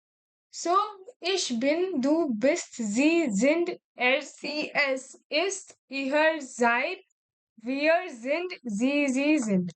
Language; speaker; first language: German; non-native, fluent; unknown